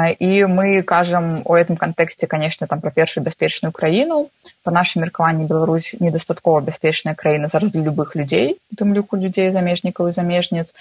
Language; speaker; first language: Belarusian; non-native, local second language; Russian